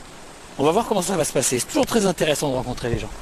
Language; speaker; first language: French; native; French